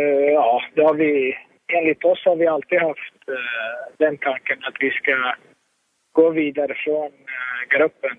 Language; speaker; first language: Swedish; early bilingual, other home language; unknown